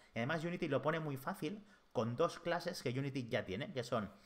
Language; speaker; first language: Spanish; native; Spanish